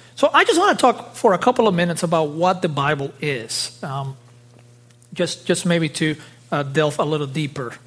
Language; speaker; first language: English; early bilingual, other home language; Spanish